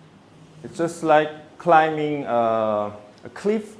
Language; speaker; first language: English; non-native, fluent; Korean